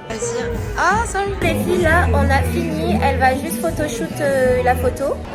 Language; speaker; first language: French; early bilingual, other home language; Arabic